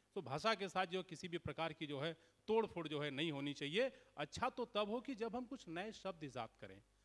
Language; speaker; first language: Hindi; native; Hindi